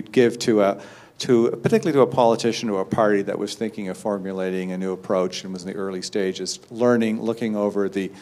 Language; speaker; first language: English; native; English